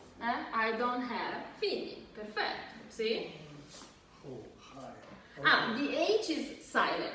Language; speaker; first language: English; non-native, fluent; Italian